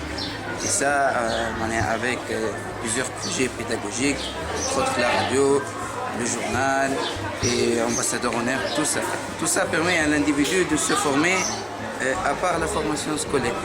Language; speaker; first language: French; non-native, local second language; Arabic